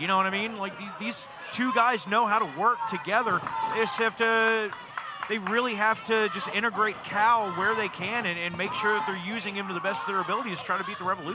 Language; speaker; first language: English; native; English